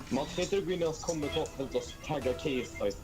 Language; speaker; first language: Swedish; native; Swedish